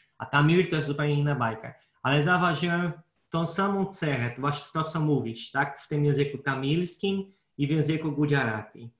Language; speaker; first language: Polish; non-native, fluent; Portuguese